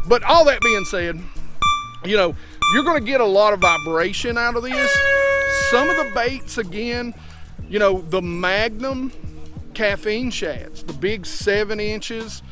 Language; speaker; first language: English; native; English